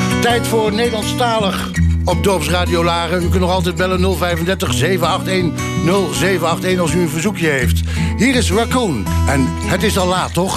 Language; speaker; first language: Dutch; native; Dutch